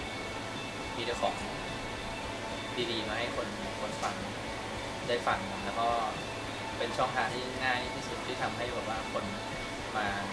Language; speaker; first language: Thai; native; Thai